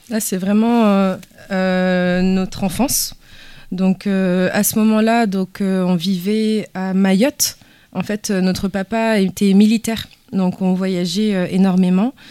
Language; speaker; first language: French; native; French